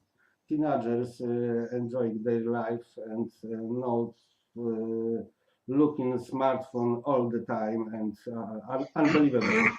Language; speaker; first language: English; non-native, learner; Polish